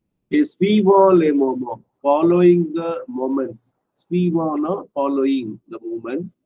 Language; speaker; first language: English; non-native, local second language; Tamil